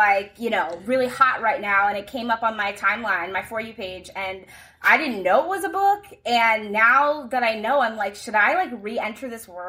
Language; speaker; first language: English; native; English